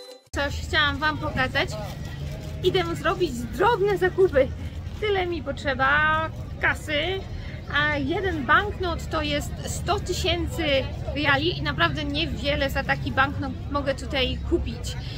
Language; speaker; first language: Polish; native; Polish